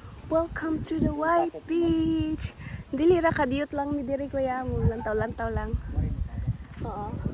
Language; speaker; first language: English; non-native, local second language; Cebuano